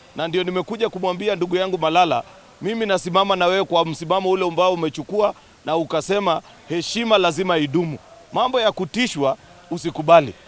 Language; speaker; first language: Swahili; non-native, local second language; Kalenjin